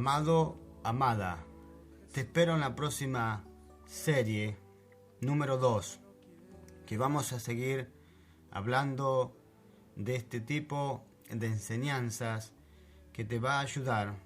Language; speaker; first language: Spanish; non-native, fluent; French